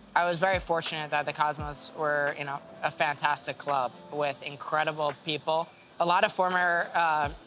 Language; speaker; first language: English; native; English